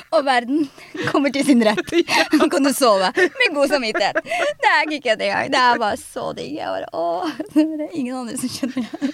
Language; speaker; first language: Norwegian; early bilingual, other home language; Somali